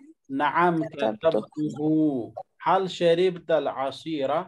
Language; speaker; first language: Arabic; non-native, fluent; Urdu